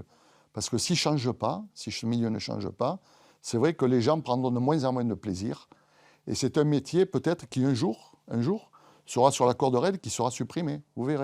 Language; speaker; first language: French; native; French